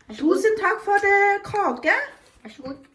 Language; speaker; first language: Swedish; non-native, learner; Thai